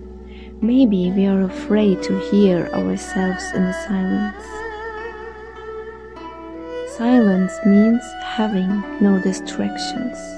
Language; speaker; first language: English; non-native, fluent; German